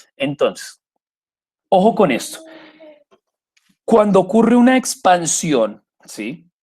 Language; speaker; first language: Spanish; native; Spanish